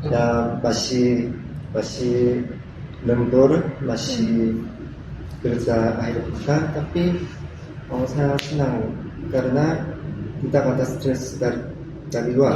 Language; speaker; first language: Indonesian; non-native, learner; Korean